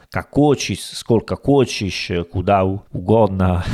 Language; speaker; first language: Russian; non-native, learner; Italian